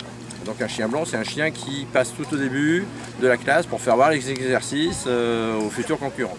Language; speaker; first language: French; native; French